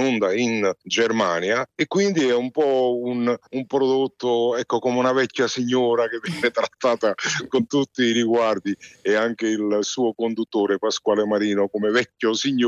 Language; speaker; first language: Italian; non-native, local second language; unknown